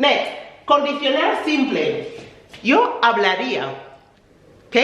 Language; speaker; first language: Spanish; non-native, fluent; English